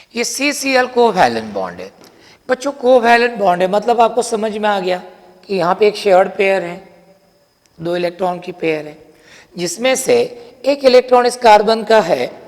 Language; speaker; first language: Hindi; non-native, local second language; Marathi